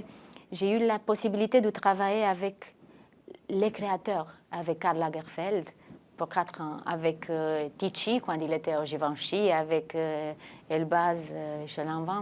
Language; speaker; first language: French; non-native, fluent; Romanian